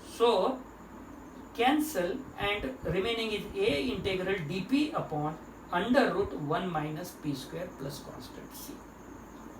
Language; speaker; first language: English; non-native, local second language; Marathi